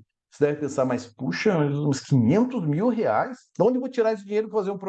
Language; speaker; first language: Portuguese; native; Portuguese